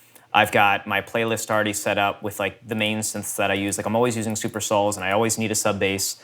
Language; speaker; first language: English; native; English